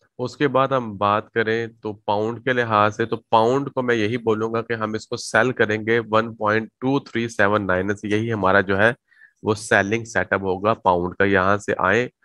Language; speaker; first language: Urdu; native; Urdu